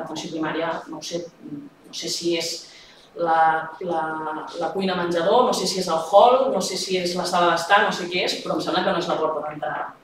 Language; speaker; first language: Catalan; native; Catalan